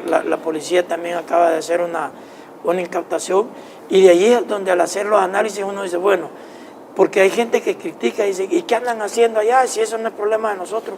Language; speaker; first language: Spanish; native; Spanish